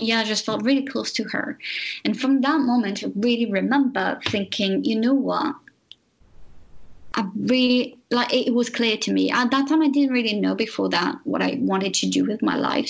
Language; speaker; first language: English; non-native, fluent; French